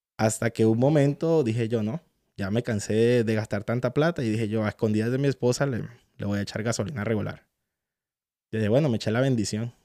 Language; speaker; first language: Spanish; native; Spanish